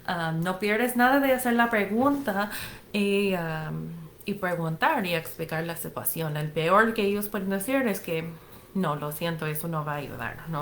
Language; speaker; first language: Spanish; non-native, fluent; English